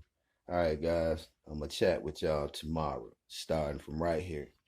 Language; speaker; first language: English; native; English